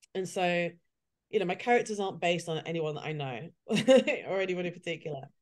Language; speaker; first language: English; native; English